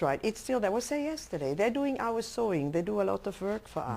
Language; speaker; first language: English; non-native, local second language; German